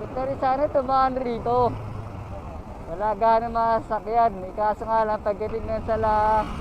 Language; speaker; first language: Filipino; native; Filipino